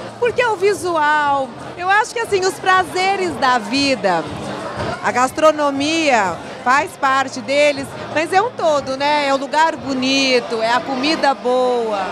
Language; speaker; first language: Portuguese; native; Portuguese